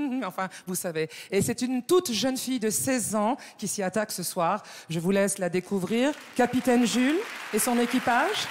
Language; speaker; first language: French; native; French